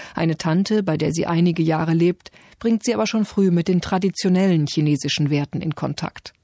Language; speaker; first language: German; native; German